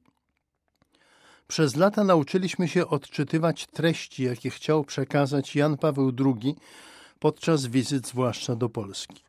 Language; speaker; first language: Polish; native; Polish